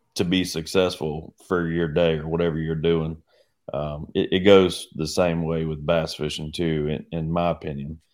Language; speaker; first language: English; native; English